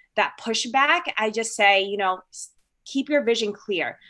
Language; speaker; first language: English; early bilingual, other home language; Filipino